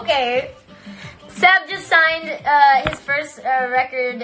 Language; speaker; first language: English; early bilingual, other home language; Spanish